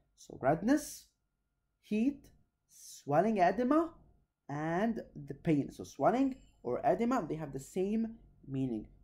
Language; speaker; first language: English; non-native, local second language; Arabic